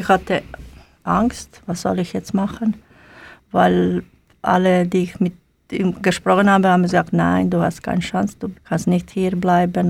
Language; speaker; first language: German; non-native, learner; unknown